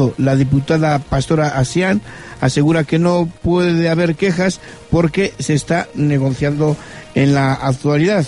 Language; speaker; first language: Spanish; native; Spanish